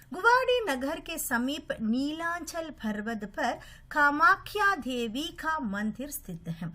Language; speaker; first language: Hindi; non-native, local second language; Tamil